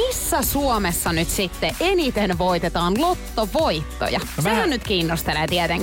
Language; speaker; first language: Finnish; native; Finnish